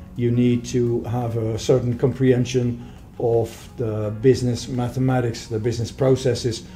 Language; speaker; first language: English; non-native, fluent; Dutch